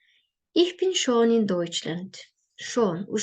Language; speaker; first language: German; non-native, learner; Kyrgyz